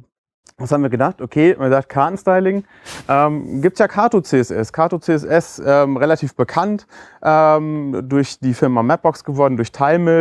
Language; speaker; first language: German; native; German